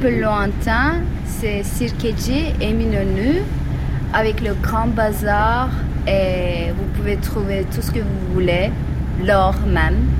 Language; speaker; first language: French; non-native, fluent; Turkish